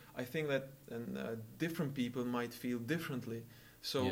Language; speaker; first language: English; non-native, fluent; Albanian